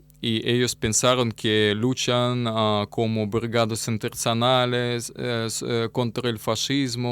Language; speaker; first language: Spanish; non-native, learner; Russian